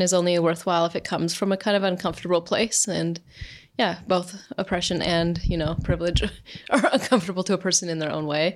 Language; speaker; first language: English; native; English